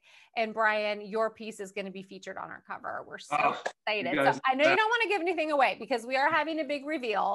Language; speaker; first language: English; native; English